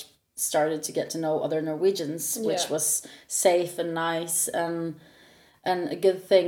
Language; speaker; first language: English; non-native, fluent; Norwegian